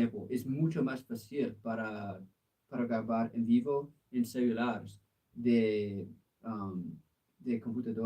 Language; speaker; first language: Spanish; non-native, learner; English